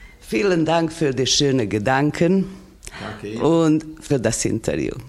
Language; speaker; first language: German; non-native, local second language; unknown